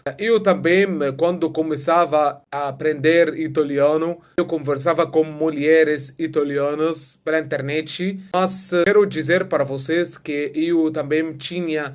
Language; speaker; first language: Portuguese; non-native, fluent; Arabic